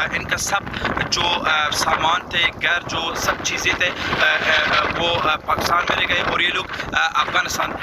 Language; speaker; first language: Hindi; non-native, fluent; Pashto